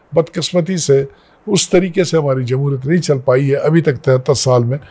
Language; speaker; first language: Urdu; native; Urdu